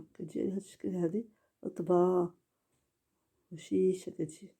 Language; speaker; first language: Arabic; native; Arabic